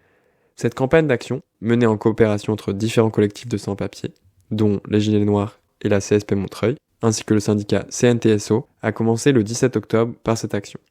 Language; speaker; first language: French; native; French